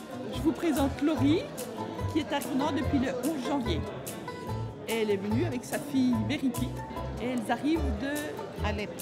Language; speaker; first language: French; native; French